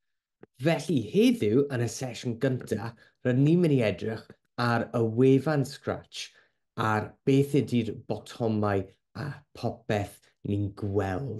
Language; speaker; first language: Welsh; non-native, local second language; English